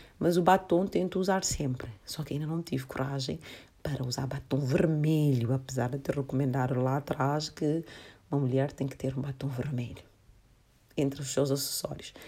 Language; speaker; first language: Portuguese; non-native, local second language; Kabuverdianu